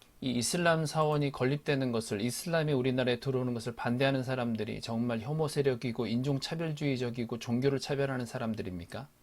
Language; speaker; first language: Korean; native; Korean